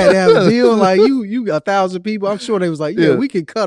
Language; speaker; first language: English; native; English